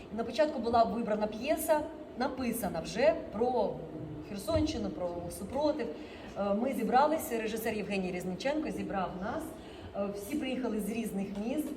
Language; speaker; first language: Ukrainian; non-native, local second language; Russian